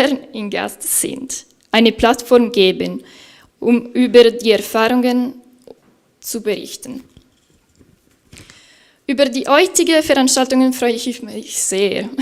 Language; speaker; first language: German; non-native, fluent; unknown